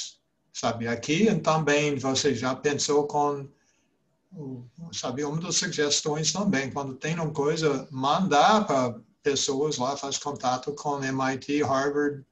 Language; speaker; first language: Portuguese; non-native, fluent; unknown